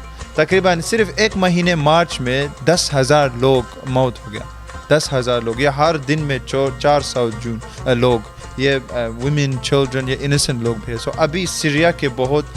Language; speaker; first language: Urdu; early bilingual, heritage; Urdu